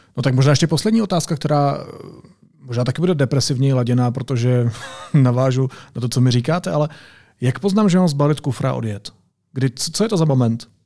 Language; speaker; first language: Czech; native; Czech